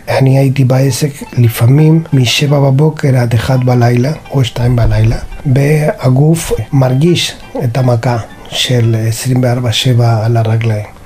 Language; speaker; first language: Hebrew; non-native, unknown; Spanish